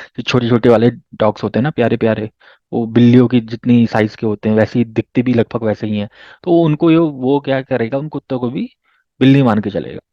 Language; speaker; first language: Hindi; native; Hindi